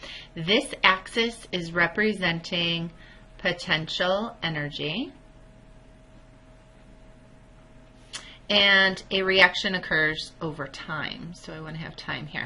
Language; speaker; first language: English; native; English